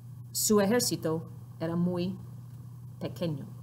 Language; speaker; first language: Spanish; non-native, fluent; English